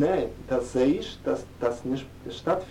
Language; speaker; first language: German; non-native, fluent; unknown